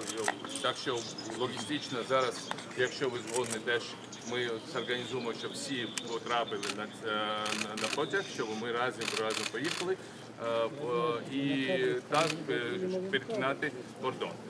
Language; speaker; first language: Ukrainian; non-native, fluent; Georgian